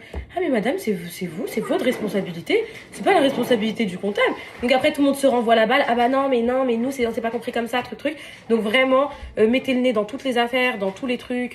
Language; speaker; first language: French; native; French